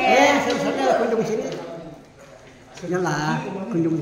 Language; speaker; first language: Indonesian; non-native, local second language; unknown